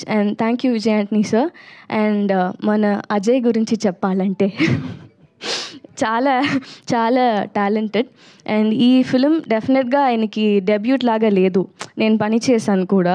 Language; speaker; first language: Telugu; non-native, learner; Tamil